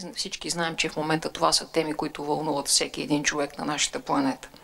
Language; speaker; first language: Bulgarian; native; Bulgarian